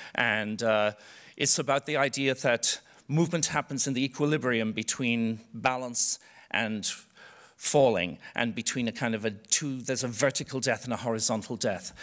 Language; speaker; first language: English; native; English